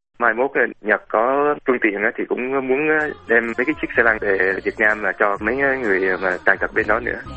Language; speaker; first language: Vietnamese; early bilingual, other home language; English